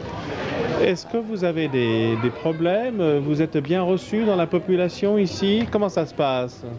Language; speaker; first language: French; native; French